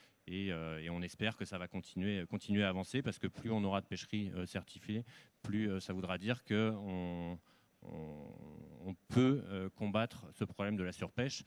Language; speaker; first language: French; native; French